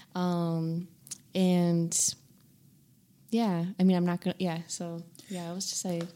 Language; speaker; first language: English; early bilingual, other home language; Hindi